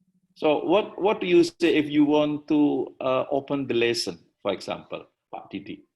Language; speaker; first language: English; non-native, learner; Indonesian